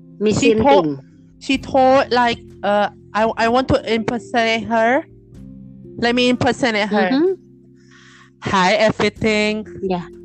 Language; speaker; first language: English; non-native, learner; Thai